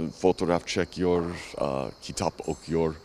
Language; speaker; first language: Turkish; non-native, fluent; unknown